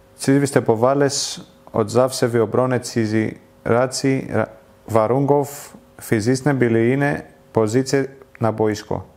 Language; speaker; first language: Polish; non-native, learner; Greek